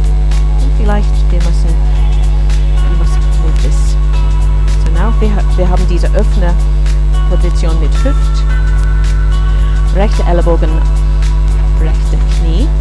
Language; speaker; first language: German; non-native, learner; English